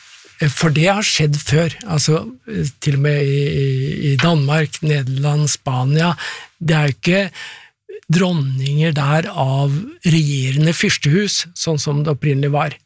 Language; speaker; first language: Norwegian; native; Norwegian